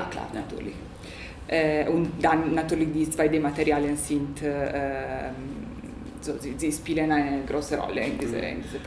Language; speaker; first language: German; non-native, learner; Italian